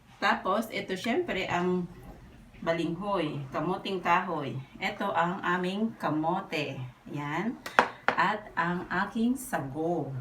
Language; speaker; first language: Filipino; non-native, local second language; Bikol